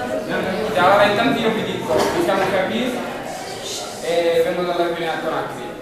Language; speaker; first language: Italian; non-native, fluent; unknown